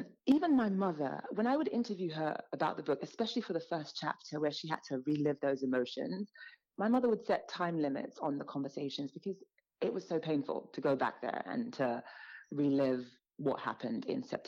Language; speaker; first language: English; native; English